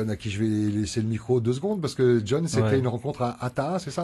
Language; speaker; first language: French; native; French